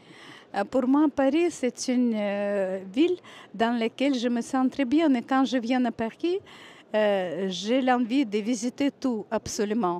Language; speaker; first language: French; non-native, fluent; Russian